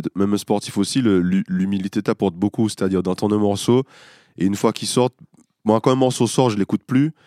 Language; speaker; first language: French; native; French